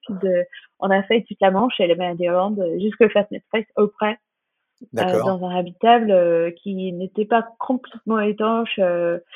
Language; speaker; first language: French; non-native, fluent; English